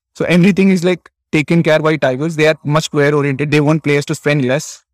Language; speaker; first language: English; non-native, local second language; Tamil